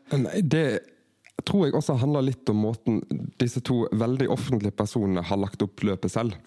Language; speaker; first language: Norwegian; native; Norwegian